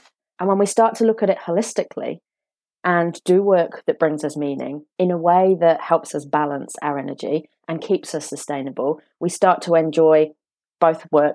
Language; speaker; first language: English; native; English